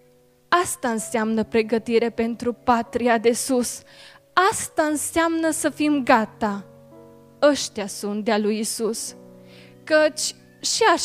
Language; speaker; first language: Romanian; native; Romanian